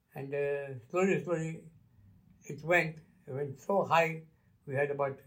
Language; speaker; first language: English; non-native, local second language; Luo (Kenya and Tanzania)